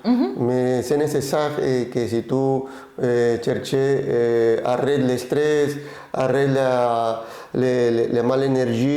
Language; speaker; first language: French; non-native, learner; Spanish